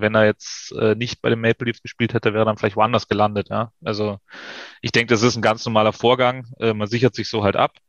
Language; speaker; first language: German; native; German